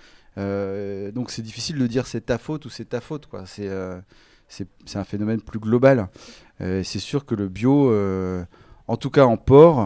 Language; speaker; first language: French; native; French